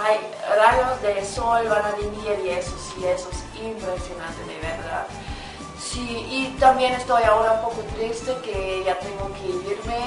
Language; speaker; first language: Spanish; non-native, fluent; German